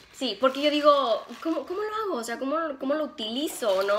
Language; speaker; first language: Spanish; native; Spanish